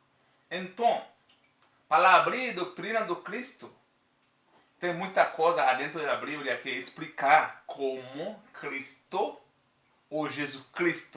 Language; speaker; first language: Portuguese; non-native, learner; Haitian Creole